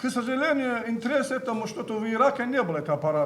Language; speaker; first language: Russian; native; Russian